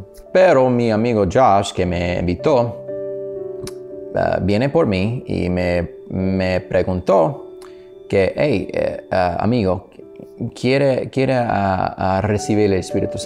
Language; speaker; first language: Spanish; non-native, learner; English